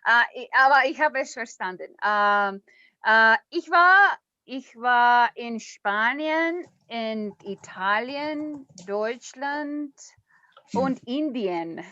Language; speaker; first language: German; non-native, learner; Spanish